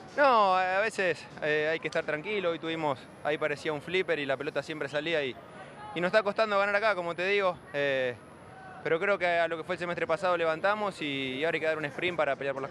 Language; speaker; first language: Spanish; native; Spanish